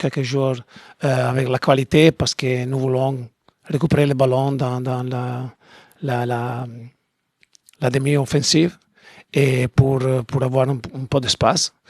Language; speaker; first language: French; non-native, learner; Italian